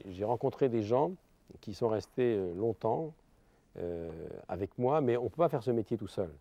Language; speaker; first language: French; native; French